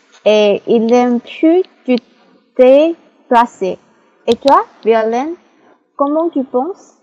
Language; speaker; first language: French; non-native, learner; Chinese